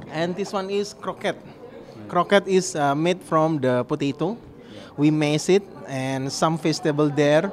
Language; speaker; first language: English; non-native, fluent; Indonesian